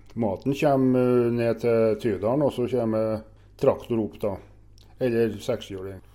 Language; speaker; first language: Norwegian; native; Norwegian